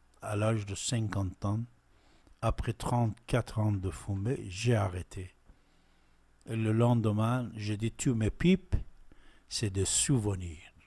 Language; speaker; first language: French; non-native, fluent; Persian